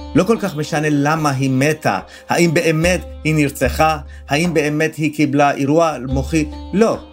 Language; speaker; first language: Hebrew; non-native, fluent; Persian